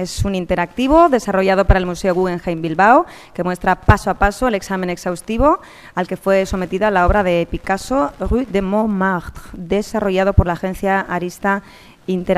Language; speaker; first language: Spanish; native; Spanish